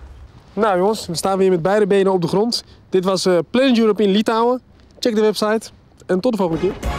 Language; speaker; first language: Dutch; native; Dutch